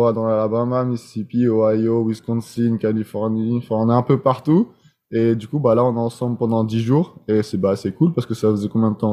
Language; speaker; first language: French; native; French